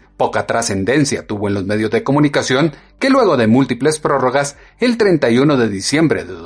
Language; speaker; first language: Spanish; native; Spanish